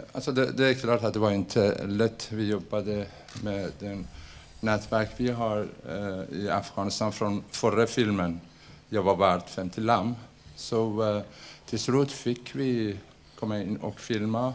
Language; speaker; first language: Swedish; non-native, fluent; Persian